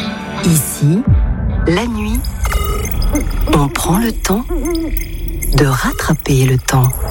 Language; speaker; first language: French; native; French